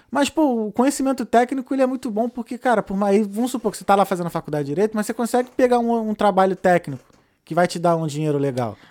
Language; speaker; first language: Portuguese; native; Portuguese